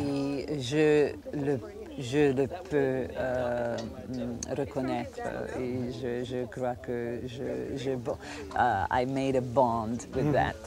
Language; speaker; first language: French; non-native, fluent; Croatian